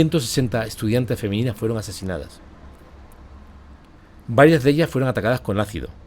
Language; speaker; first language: Spanish; native; Spanish